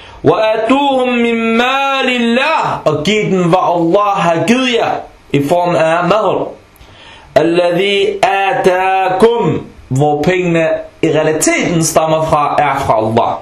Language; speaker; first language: Danish; non-native, local second language; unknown